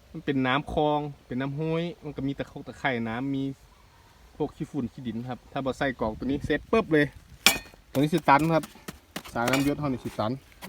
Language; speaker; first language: Thai; native; Thai